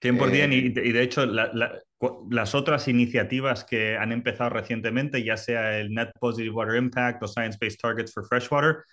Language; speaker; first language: Spanish; native; Spanish